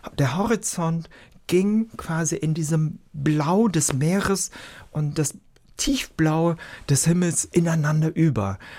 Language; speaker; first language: German; early bilingual, other home language; Vietnamese